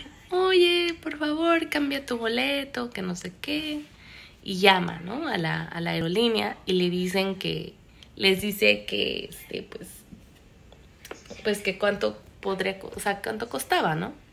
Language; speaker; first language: Spanish; native; Spanish